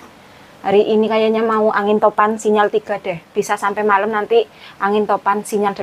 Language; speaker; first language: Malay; non-native, local second language; Javanese